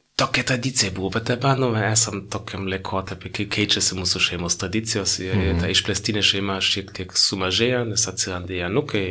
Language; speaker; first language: Lithuanian; non-native, fluent; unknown